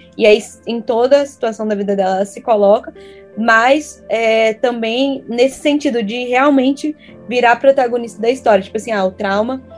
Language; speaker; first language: Portuguese; native; Portuguese